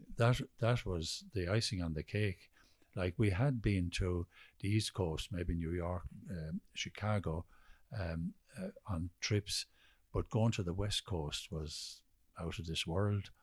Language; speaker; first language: English; native; English